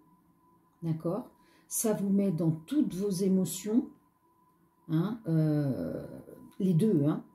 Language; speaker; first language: French; native; French